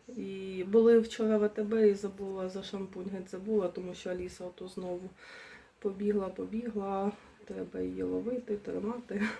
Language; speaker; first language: Ukrainian; non-native, local second language; Russian